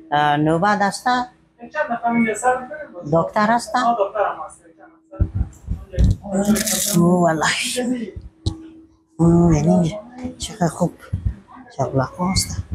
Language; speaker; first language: Persian; non-native, local second language; Hazaragi